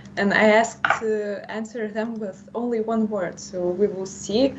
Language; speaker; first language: English; non-native, fluent; Lithuanian